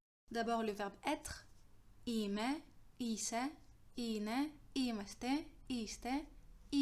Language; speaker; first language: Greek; non-native, fluent; French